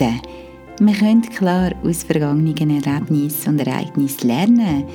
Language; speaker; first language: German; native; German